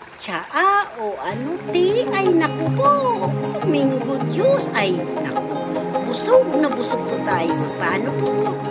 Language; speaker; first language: Filipino; native; Filipino